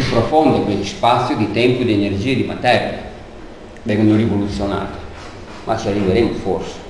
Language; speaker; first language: Italian; native; Italian